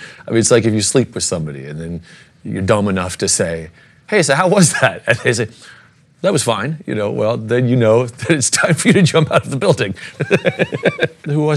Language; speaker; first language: English; native; English